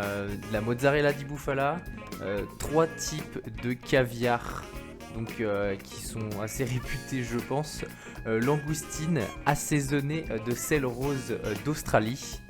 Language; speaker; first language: French; native; French